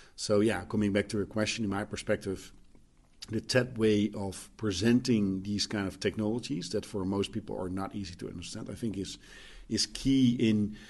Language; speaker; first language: English; non-native, fluent; Dutch